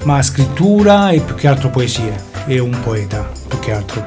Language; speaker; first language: Italian; native; Italian